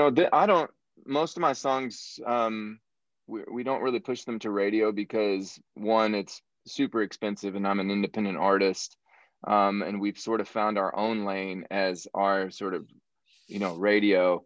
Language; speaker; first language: English; native; English